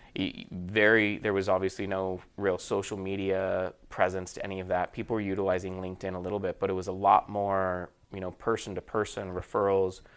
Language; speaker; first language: English; native; English